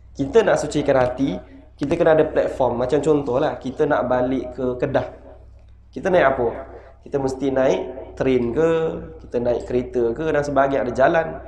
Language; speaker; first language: Malay; native; Malay